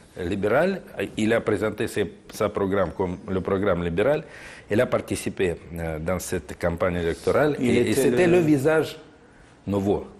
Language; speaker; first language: French; non-native, fluent; Russian